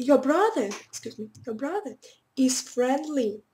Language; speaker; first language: English; non-native, fluent; Russian